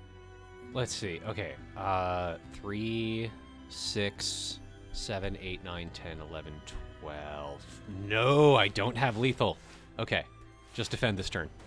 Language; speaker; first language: English; native; English